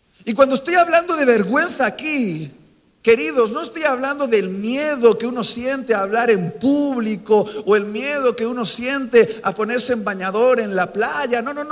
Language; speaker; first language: Spanish; native; Spanish